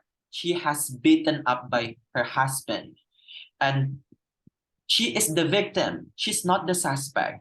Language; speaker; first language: English; non-native, fluent; Indonesian